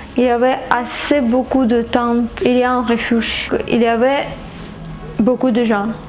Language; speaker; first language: French; non-native, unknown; Ukrainian